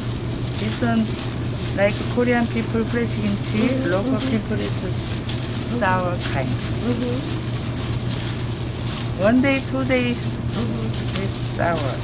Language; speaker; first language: English; non-native, learner; Korean